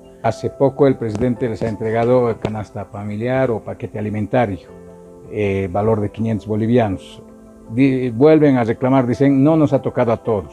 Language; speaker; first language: Spanish; native; Spanish